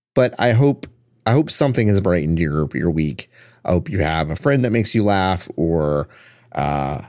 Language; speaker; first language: English; native; English